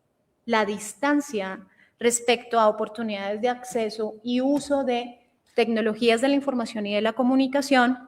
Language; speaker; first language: Spanish; native; Spanish